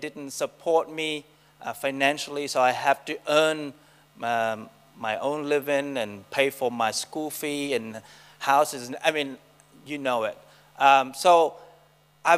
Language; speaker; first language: English; non-native, fluent; Vietnamese